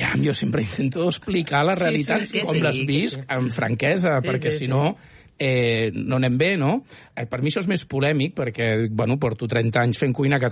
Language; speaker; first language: Catalan; native; Catalan